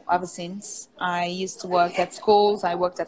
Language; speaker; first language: English; non-native, fluent; Portuguese